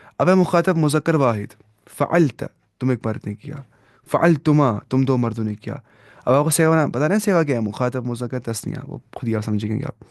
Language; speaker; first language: Urdu; native; Urdu